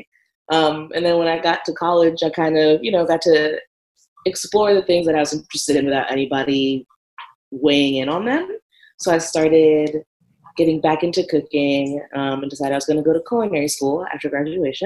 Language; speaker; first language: English; native; English